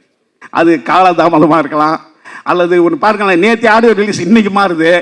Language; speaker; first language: Tamil; native; Tamil